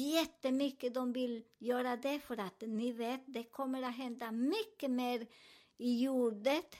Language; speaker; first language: Swedish; non-native, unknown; Spanish